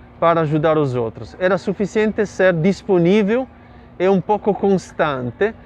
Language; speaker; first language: Portuguese; non-native, fluent; Italian